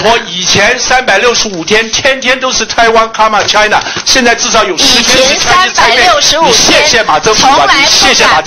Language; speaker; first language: Chinese; native; Chinese